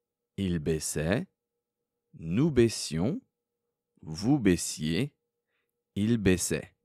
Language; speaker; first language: French; non-native, fluent; Korean